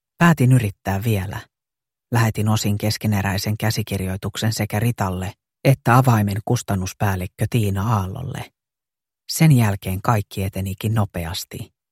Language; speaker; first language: Finnish; native; Finnish